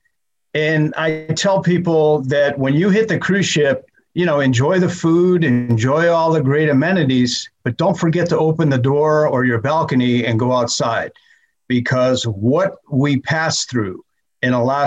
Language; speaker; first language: English; native; English